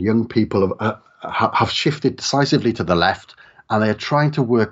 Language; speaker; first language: English; native; English